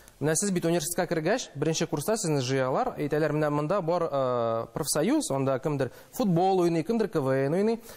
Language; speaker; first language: Tatar; non-native, local second language; Russian